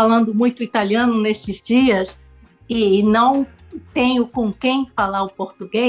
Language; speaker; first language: Portuguese; non-native, local second language; Spanish